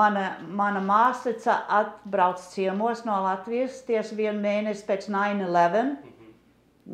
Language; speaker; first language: Latvian; early bilingual, heritage; English